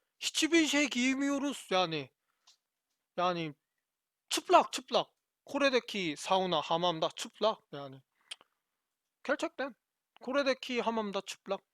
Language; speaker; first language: Turkish; non-native, learner; Korean